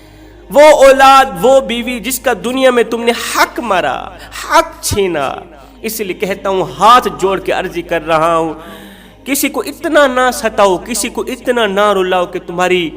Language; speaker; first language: Urdu; native; Urdu